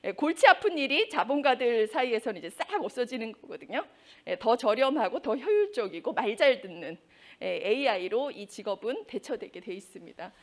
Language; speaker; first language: Korean; native; Korean